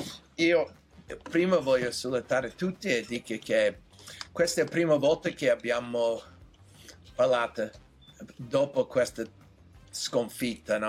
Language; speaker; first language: Italian; non-native, learner; English